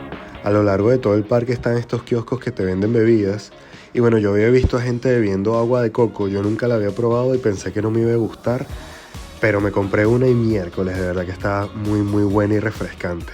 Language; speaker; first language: Spanish; native; Spanish